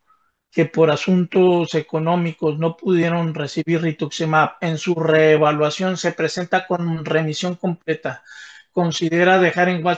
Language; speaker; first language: Spanish; native; Spanish